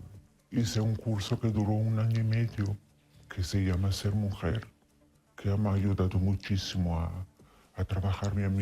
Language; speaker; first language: Spanish; non-native, fluent; Italian